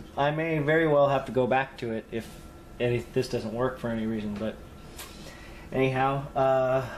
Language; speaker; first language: English; native; English